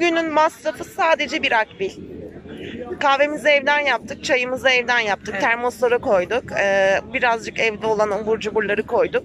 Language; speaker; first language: Turkish; native; Turkish